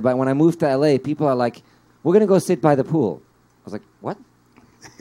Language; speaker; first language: English; early bilingual, other home language; Yiddish